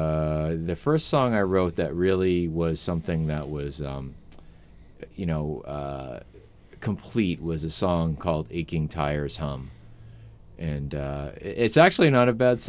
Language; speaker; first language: English; native; English